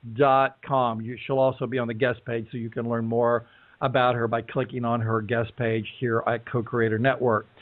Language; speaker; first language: English; native; English